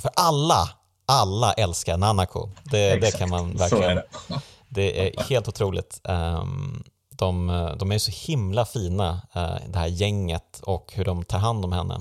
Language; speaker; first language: Swedish; native; Swedish